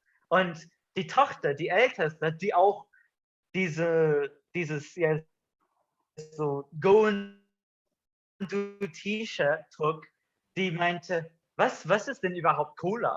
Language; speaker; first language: German; non-native, fluent; English